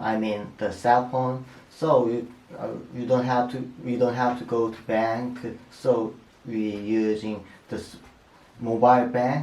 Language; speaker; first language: English; non-native, learner; Korean